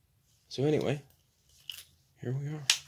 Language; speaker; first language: English; native; English